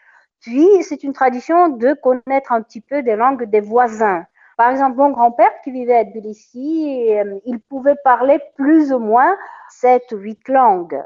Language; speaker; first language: French; non-native, fluent; Russian